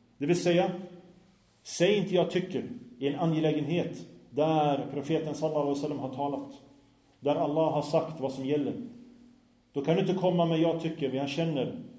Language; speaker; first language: Swedish; non-native, fluent; Arabic